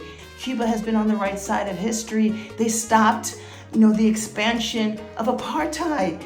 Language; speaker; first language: English; early bilingual, other home language; Spanish